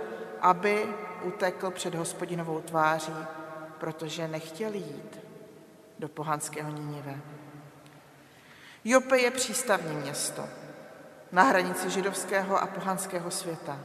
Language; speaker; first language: Czech; native; Czech